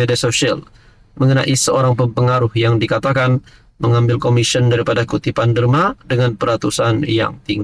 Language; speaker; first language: Malay; native; Malay